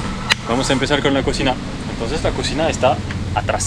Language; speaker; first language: Spanish; non-native, learner; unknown